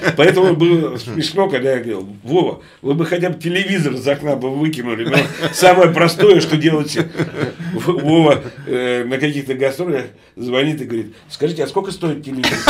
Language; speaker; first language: Russian; native; Russian